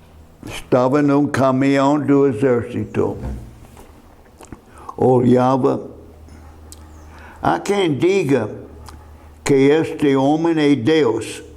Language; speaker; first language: Portuguese; non-native, fluent; English